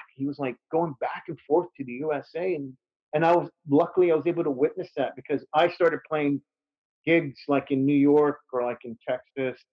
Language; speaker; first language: English; native; English